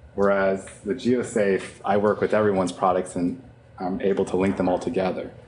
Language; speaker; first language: English; native; English